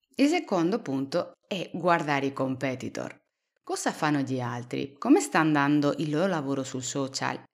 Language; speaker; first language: Italian; non-native, fluent; Spanish